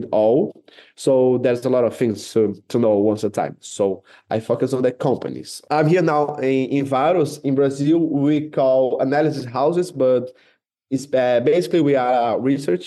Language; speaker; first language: English; non-native, fluent; Portuguese